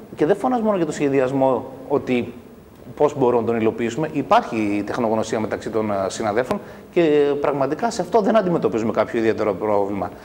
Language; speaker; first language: Greek; native; Greek